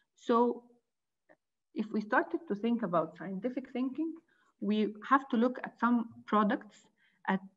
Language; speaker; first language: English; non-native, fluent; Arabic